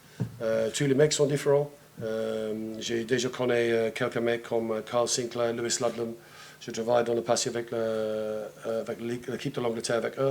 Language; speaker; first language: French; non-native, fluent; English